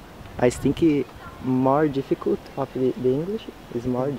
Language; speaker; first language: English; non-native, learner; Portuguese